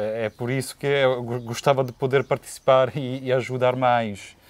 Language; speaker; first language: Portuguese; non-native, fluent; Italian